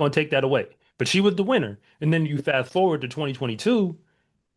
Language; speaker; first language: English; native; English